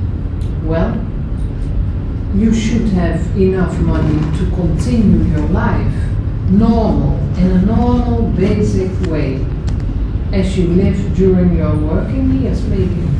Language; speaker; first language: English; non-native, fluent; Dutch